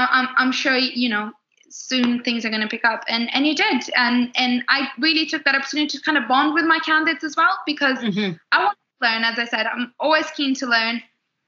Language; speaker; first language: English; non-native, fluent; Portuguese